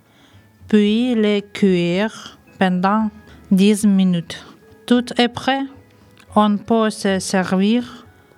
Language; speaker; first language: French; non-native, learner; Ukrainian